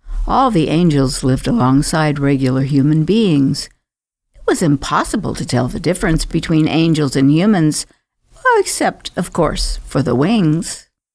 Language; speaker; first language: English; native; English